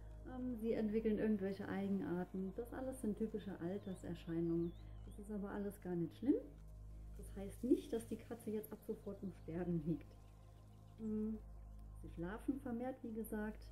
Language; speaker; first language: German; native; German